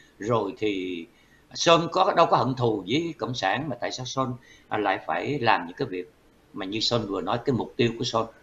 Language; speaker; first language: Vietnamese; native; Vietnamese